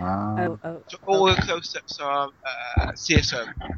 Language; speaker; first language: English; native; English